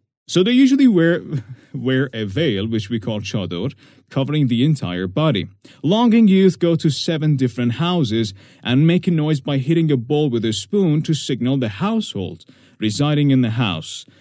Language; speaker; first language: English; non-native, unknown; Persian